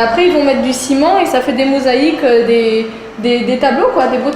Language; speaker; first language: French; native; French